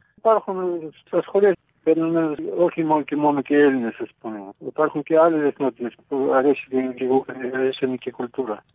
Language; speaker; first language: Greek; early bilingual, heritage; Greek